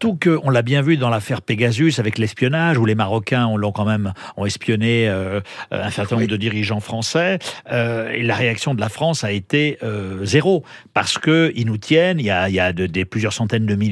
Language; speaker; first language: French; native; French